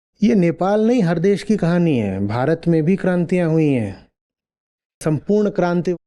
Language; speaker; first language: Hindi; native; Hindi